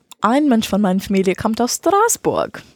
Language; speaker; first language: German; non-native, learner; English